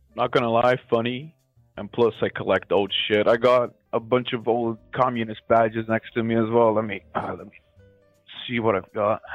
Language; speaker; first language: English; non-native, fluent; Macedonian